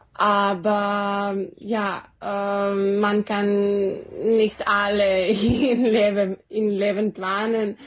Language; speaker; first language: German; non-native, fluent; Serbian